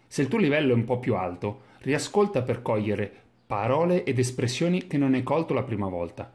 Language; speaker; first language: English; non-native, fluent; Italian